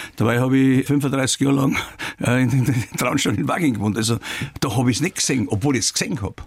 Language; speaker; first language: German; native; German